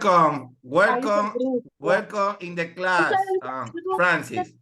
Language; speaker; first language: English; non-native, learner; Spanish